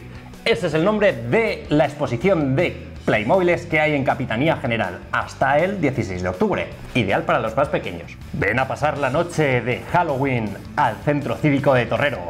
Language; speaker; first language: Spanish; native; Spanish